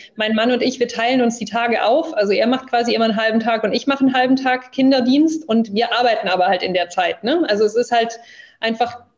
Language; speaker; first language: German; early bilingual, other home language; English